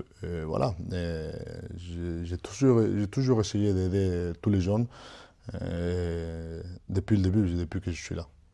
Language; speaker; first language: French; non-native, fluent; Spanish